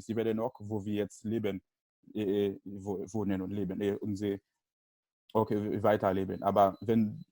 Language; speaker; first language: German; non-native, learner; Haitian Creole